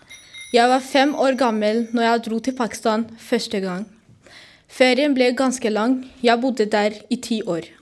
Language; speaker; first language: Norwegian; early bilingual, other home language; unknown